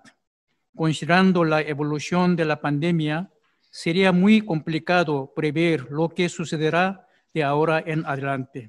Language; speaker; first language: Spanish; non-native, fluent; Korean